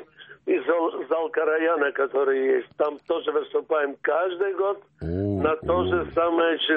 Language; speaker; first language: Russian; early bilingual, heritage; Russian